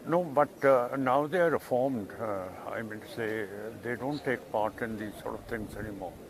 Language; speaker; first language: English; non-native, local second language; Punjabi